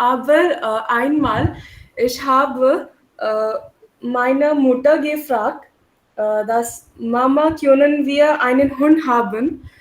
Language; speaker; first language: German; non-native, learner; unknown